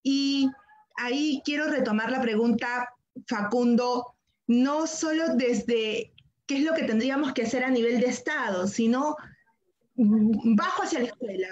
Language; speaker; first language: Spanish; native; Spanish